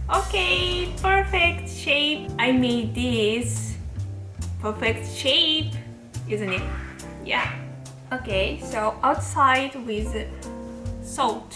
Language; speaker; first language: English; non-native, learner; Japanese